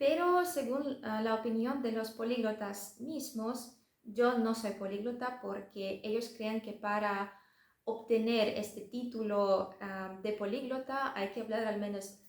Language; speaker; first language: Spanish; non-native, fluent; Russian